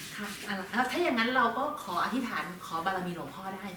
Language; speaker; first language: Thai; native; Thai